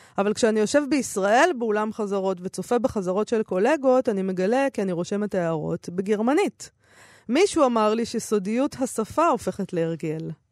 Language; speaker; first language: Hebrew; native; Hebrew